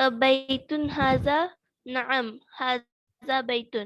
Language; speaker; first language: Arabic; non-native, learner; Hindi